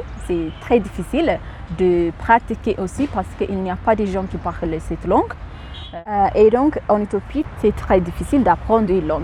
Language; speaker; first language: French; non-native, fluent; Amharic